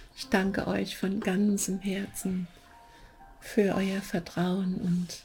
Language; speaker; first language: German; native; German